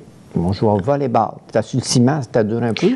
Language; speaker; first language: French; native; French